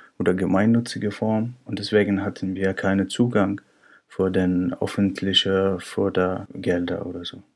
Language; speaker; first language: German; non-native, fluent; Arabic